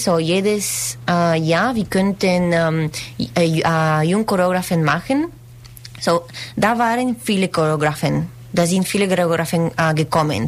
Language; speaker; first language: German; non-native, learner; Spanish